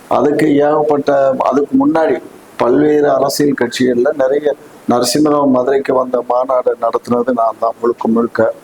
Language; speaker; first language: Tamil; non-native, local second language; Telugu